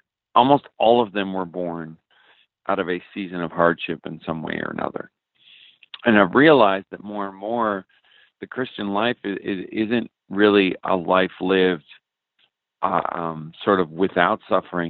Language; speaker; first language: English; native; English